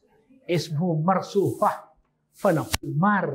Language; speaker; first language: Arabic; non-native, fluent; Malay